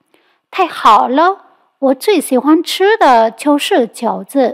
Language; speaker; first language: Chinese; non-native, fluent; Vietnamese